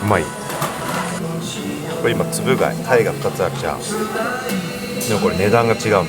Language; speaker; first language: Japanese; native; Japanese